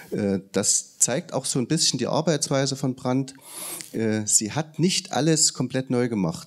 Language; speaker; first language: German; native; German